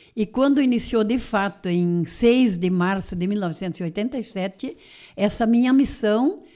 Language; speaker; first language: Portuguese; native; Portuguese